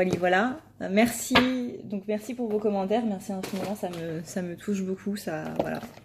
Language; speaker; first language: French; native; French